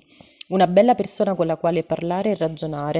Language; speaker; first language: Italian; native; Italian